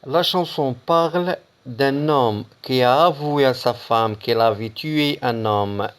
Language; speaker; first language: French; non-native, local second language; Arabic